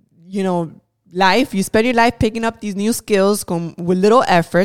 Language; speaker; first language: English; early bilingual, other home language; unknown